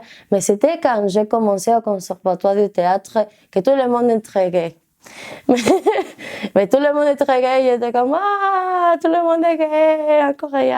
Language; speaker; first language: French; non-native, learner; Spanish